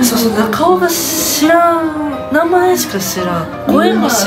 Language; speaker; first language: Japanese; native; Japanese